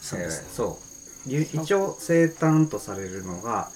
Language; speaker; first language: Japanese; native; Japanese